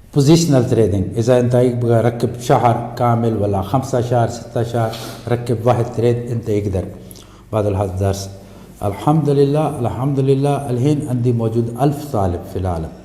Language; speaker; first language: Arabic; non-native, learner; Urdu